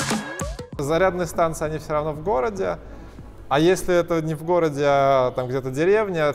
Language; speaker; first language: Russian; native; Russian